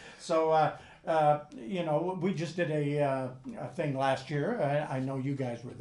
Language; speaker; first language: English; native; English